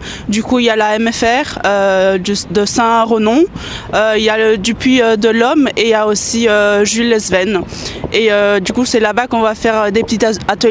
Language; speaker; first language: French; non-native, fluent; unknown